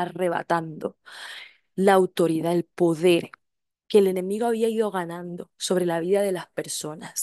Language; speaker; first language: Spanish; native; Spanish